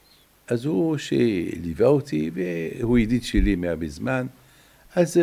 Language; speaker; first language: Hebrew; non-native, fluent; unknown